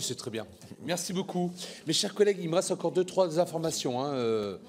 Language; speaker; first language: French; native; French